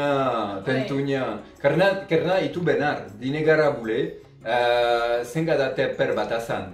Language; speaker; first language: Indonesian; non-native, fluent; French